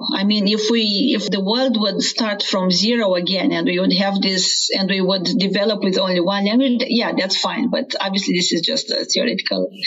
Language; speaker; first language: English; non-native, fluent; Romanian